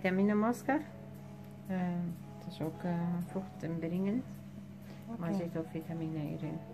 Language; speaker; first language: Dutch; non-native, learner; Indonesian